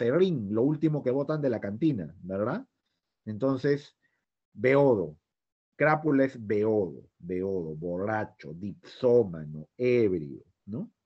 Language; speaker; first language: Spanish; native; Spanish